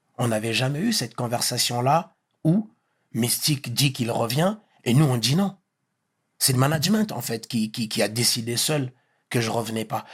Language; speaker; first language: French; early bilingual, other home language; Lingala